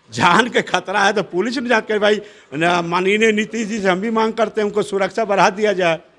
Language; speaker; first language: Hindi; native; Hindi